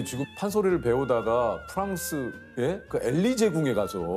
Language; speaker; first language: Korean; native; Korean